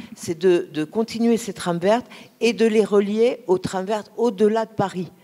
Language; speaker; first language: French; native; French